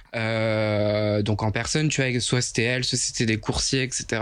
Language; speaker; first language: French; native; French